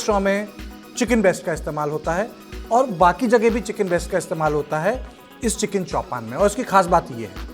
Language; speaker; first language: Hindi; native; Hindi